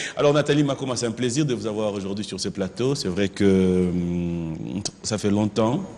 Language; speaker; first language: French; non-native, local second language; Lingala